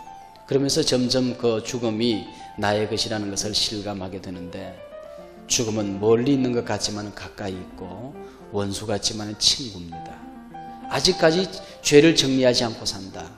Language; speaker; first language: Korean; native; Korean